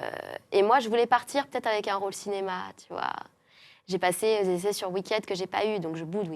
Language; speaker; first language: French; native; French